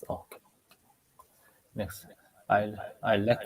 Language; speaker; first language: English; non-native, learner; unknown